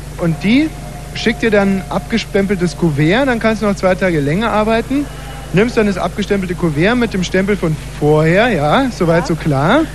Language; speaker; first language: German; native; German